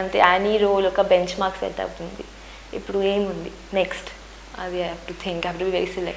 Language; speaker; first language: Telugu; non-native, learner; Hindi